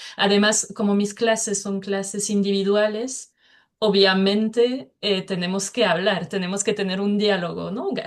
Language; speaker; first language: Spanish; non-native, fluent; French